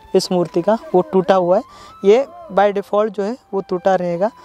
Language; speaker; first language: Hindi; non-native, local second language; Marathi